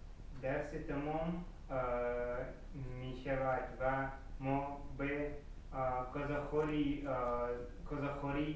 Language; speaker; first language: Persian; non-native, learner; Russian